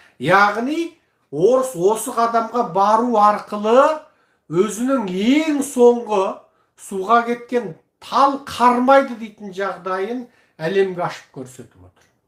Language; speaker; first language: Kazakh; early bilingual, heritage; Kazakh